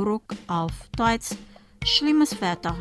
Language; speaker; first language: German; non-native, fluent; Indonesian